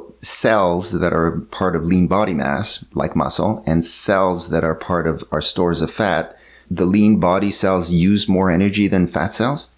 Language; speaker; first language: English; native; English